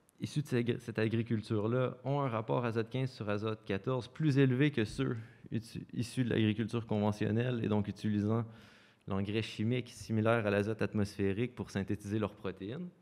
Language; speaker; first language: French; native; French